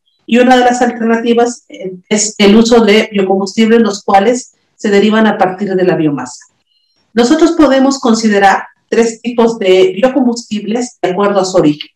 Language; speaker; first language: Spanish; native; Spanish